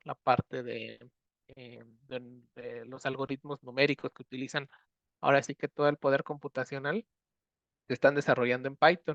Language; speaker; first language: Spanish; native; Spanish